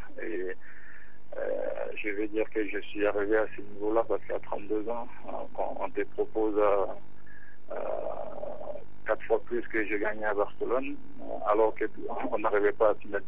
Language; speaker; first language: French; non-native, local second language; Bambara